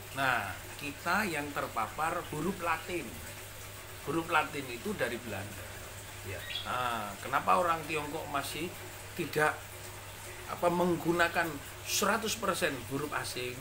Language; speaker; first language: Indonesian; non-native, local second language; Javanese